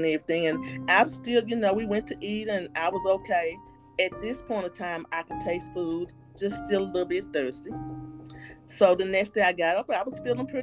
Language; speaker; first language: English; native; English